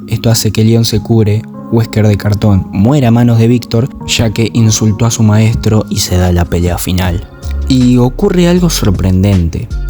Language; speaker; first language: Spanish; native; Spanish